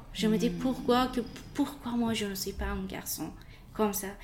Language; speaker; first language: French; non-native, learner; Persian